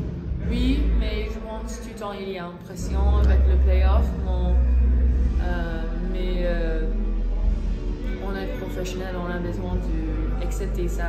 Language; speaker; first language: French; non-native, learner; English